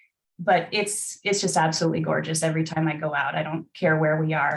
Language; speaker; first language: English; native; English